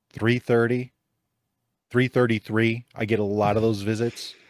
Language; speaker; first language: English; native; English